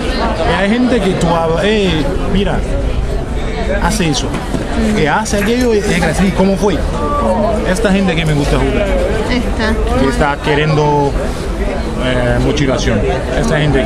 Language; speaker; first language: Spanish; non-native, learner; Portuguese